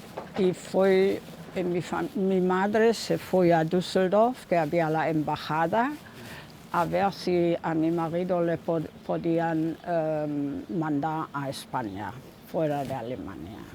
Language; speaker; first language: Spanish; non-native, fluent; German